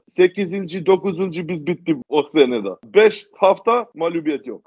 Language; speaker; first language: Turkish; non-native, learner; Macedonian